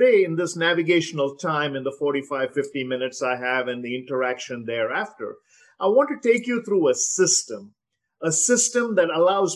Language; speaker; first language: English; non-native, local second language; Telugu